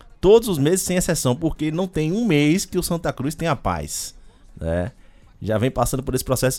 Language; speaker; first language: Portuguese; native; Portuguese